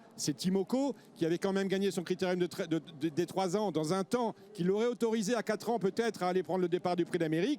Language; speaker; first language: French; native; French